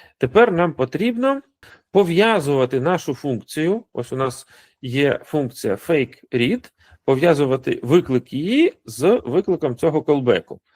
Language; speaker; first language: Ukrainian; non-native, local second language; Russian